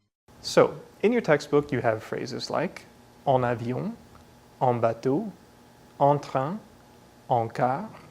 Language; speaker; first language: French; non-native, fluent; English